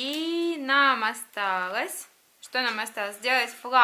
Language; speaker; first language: Russian; native; Russian